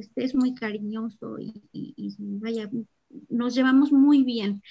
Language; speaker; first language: Spanish; native; Spanish